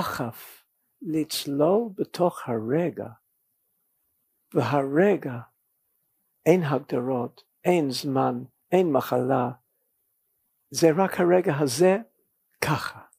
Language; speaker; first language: Hebrew; non-native, fluent; English